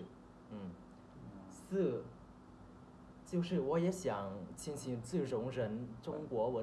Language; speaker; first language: Chinese; non-native, learner; Thai